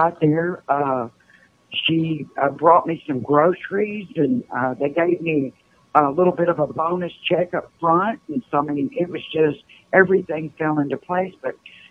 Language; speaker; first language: English; native; English